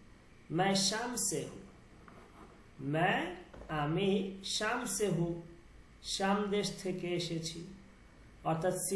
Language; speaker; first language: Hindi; non-native, learner; Bangla